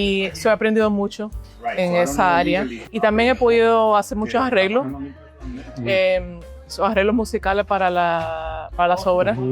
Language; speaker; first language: Spanish; early bilingual, heritage; Spanish